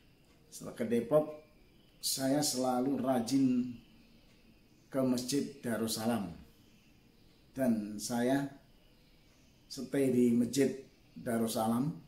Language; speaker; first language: Indonesian; non-native, local second language; Javanese